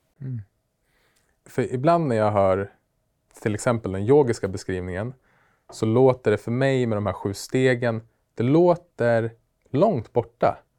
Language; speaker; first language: Swedish; native; Swedish